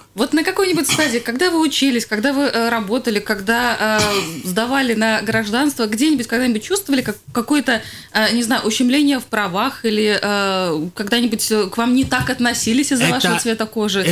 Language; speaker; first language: Russian; native; Russian